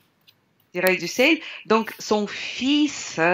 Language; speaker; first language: French; non-native, learner; Russian